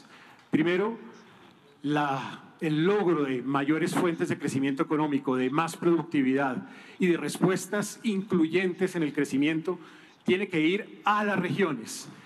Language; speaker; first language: Spanish; native; Spanish